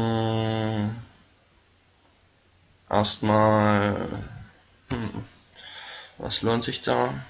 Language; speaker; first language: German; native; German